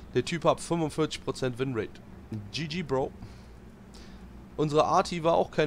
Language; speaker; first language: German; native; German